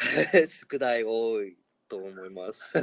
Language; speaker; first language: Japanese; non-native, learner; Spanish